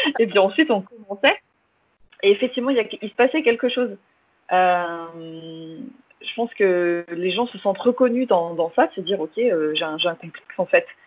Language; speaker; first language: French; early bilingual, other home language; English